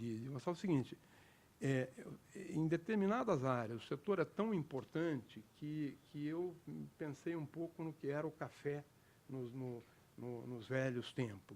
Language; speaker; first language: Portuguese; native; Portuguese